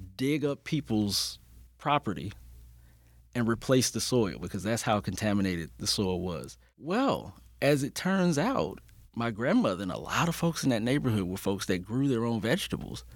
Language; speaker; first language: English; native; English